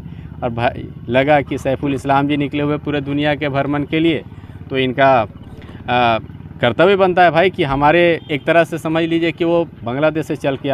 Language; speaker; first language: Hindi; native; Hindi